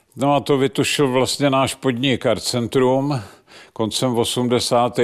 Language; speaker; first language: Czech; native; Czech